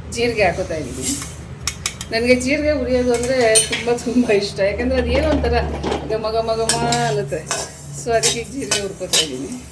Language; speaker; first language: Kannada; native; Kannada